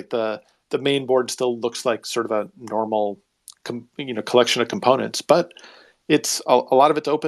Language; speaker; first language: English; native; English